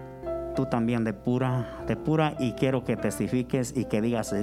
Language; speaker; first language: Spanish; native; Spanish